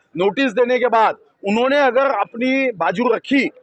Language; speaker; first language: Hindi; non-native, local second language; Marathi